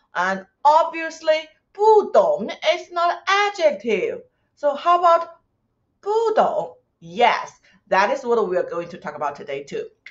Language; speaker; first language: English; non-native, fluent; Chinese